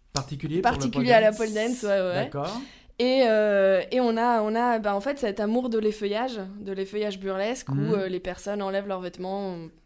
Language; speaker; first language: French; native; French